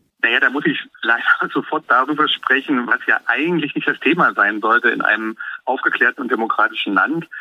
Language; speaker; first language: German; native; German